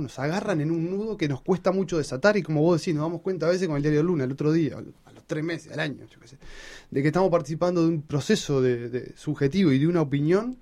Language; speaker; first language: Spanish; native; Spanish